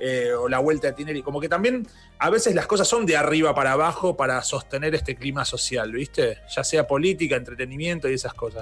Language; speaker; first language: Spanish; native; Spanish